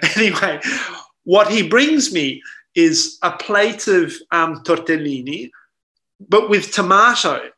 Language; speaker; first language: English; early bilingual, other home language; Italian